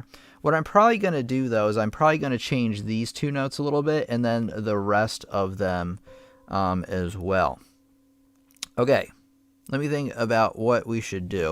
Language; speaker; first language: English; native; English